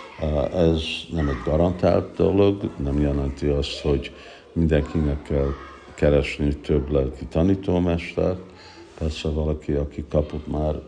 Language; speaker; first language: Hungarian; early bilingual, heritage; Hungarian